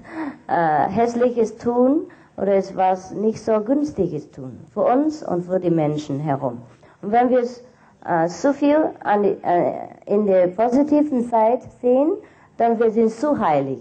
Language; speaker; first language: German; non-native, fluent; Vietnamese